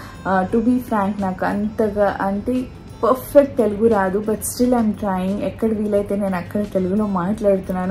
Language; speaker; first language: Telugu; non-native, local second language; Urdu